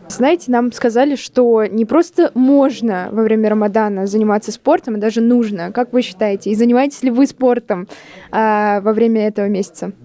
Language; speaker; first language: Russian; native; Russian